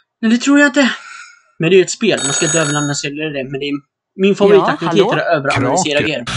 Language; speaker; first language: Swedish; native; Swedish